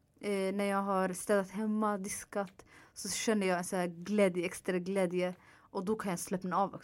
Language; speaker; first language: Swedish; non-native, fluent; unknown